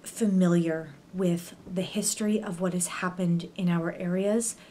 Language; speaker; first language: English; native; English